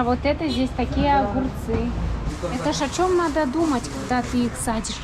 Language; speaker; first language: Russian; native; Russian